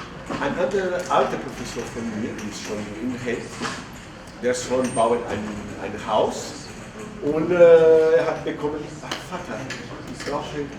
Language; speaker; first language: German; non-native, learner; Portuguese